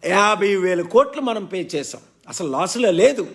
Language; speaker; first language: Telugu; native; Telugu